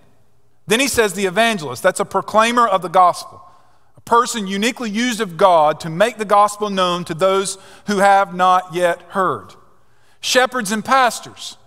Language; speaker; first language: English; native; English